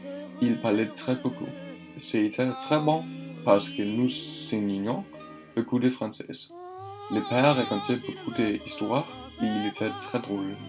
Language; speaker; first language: French; non-native, learner; Danish